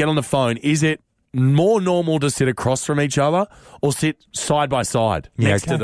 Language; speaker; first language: English; native; English